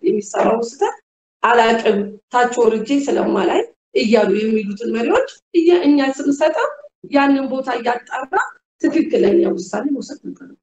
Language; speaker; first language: Amharic; native; Amharic